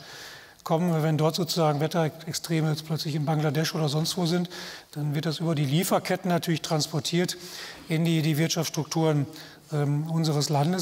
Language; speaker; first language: German; native; German